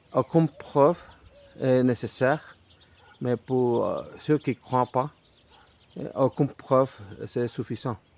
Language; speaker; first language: French; non-native, fluent; Spanish